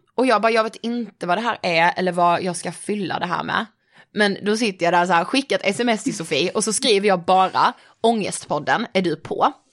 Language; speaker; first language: Swedish; native; Swedish